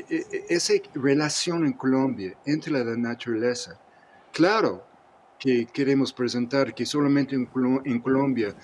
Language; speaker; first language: Spanish; non-native, fluent; English